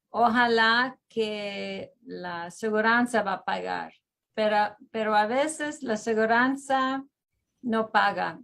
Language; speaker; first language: Spanish; non-native, fluent; English